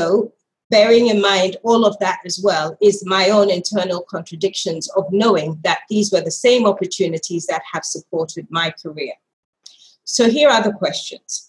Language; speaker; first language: English; non-native, local second language; Ga